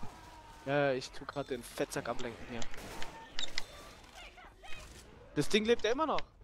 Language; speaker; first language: German; native; German